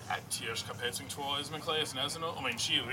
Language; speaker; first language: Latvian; early bilingual, heritage; English